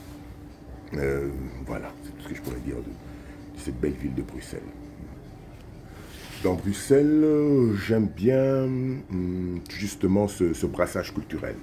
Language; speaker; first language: French; non-native, local second language; Lingala